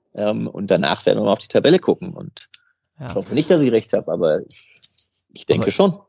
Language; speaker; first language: German; native; German